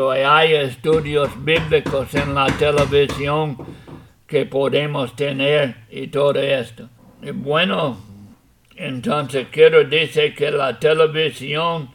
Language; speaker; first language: Spanish; non-native, fluent; English